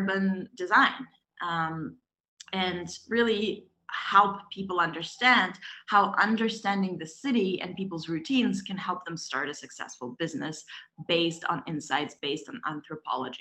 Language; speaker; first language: English; non-native, fluent; Russian